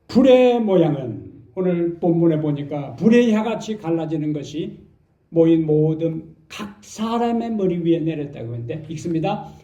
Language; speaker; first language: Korean; native; Korean